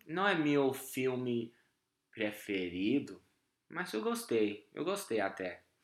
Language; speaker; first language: Portuguese; non-native, fluent; English